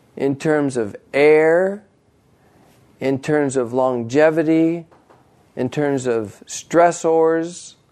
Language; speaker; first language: English; native; English